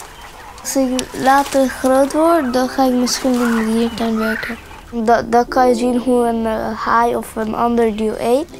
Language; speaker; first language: Dutch; early bilingual, other home language; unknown